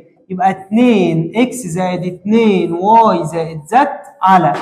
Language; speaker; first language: Arabic; native; Arabic